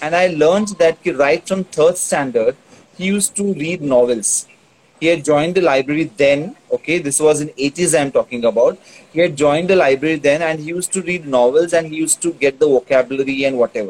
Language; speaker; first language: English; non-native, local second language; Tulu